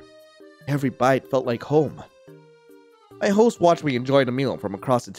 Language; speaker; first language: English; native; English